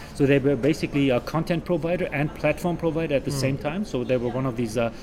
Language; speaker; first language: English; non-native, fluent; German